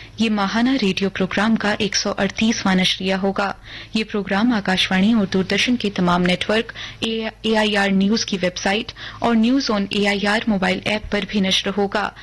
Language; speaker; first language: Urdu; non-native, local second language; Hindi